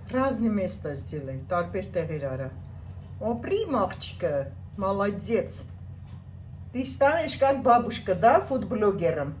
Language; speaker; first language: Russian; non-native, fluent; Armenian